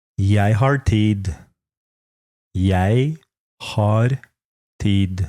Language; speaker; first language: Norwegian; non-native, fluent; Polish